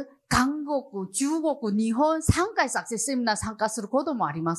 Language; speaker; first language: Japanese; non-native, learner; Chinese